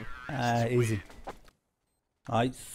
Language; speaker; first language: English; non-native, learner; Polish